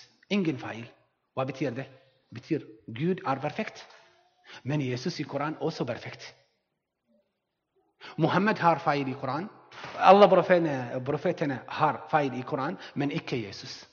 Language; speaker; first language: Norwegian; non-native, learner; Arabic